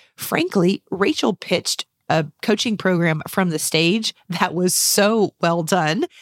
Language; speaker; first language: English; native; English